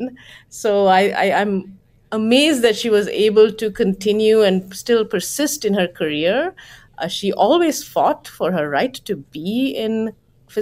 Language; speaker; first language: English; non-native, local second language; Bangla